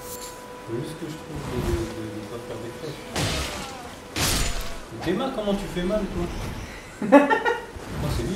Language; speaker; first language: French; native; French